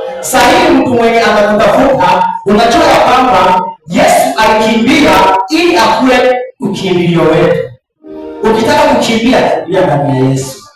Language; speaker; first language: Swahili; non-native, local second language; Rundi